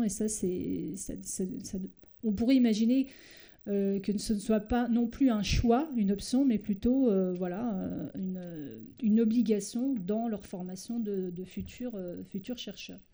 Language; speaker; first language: French; native; French